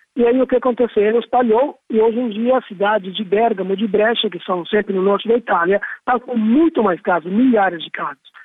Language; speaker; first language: Portuguese; non-native, fluent; Italian